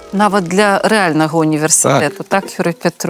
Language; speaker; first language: Belarusian; native; Belarusian